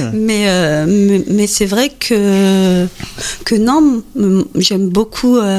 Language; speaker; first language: French; native; French